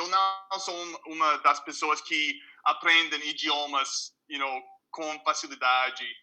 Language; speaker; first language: Portuguese; non-native, fluent; English